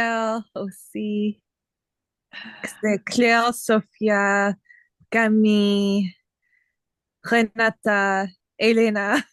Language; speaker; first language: French; non-native, learner; English